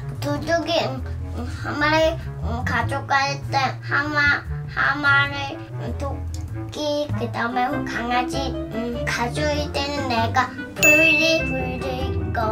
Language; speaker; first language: Korean; early bilingual, other home language; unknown